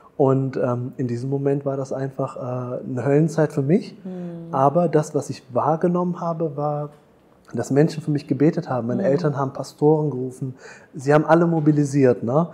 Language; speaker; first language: German; early bilingual, other home language; Tamil